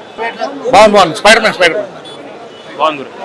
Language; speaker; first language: Telugu; native; Telugu